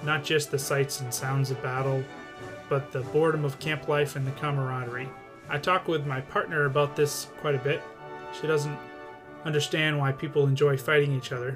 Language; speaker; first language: English; native; English